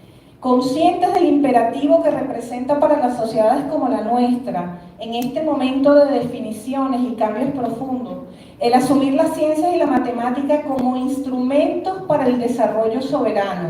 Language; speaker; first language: Spanish; native; Spanish